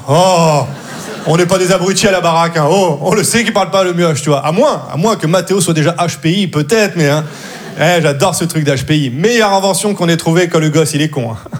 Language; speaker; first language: French; native; French